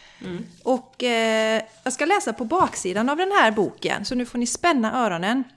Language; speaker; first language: Swedish; native; Swedish